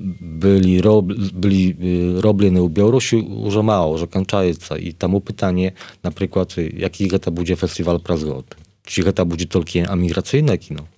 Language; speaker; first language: Polish; non-native, learner; Belarusian